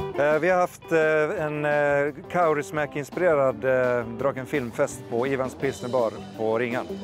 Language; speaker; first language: Swedish; native; Swedish